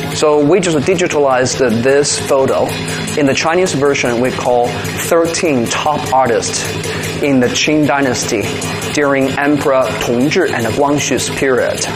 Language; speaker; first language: English; non-native, fluent; Chinese